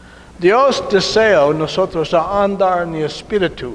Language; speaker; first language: Spanish; non-native, learner; English